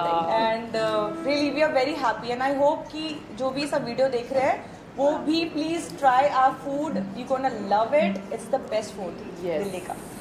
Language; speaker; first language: Hindi; native; Hindi